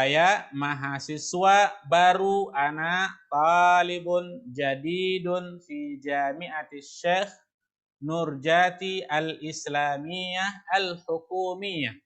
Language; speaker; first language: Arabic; non-native, fluent; Indonesian